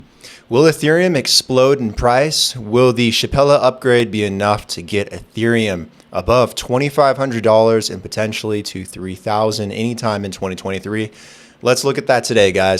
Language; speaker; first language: English; native; English